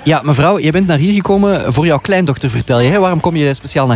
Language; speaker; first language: Dutch; native; Dutch